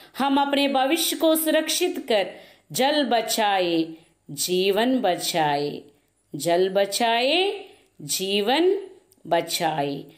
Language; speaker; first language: Hindi; non-native, local second language; Telugu